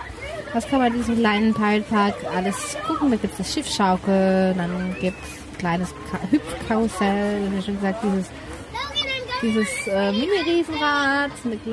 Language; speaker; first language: German; native; German